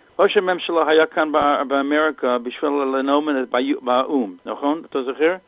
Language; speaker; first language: Hebrew; non-native, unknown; English